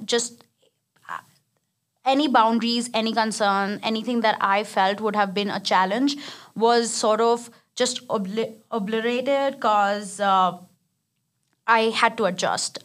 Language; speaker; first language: English; non-native, local second language; Hindi